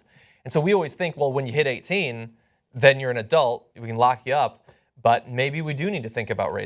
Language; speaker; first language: English; native; English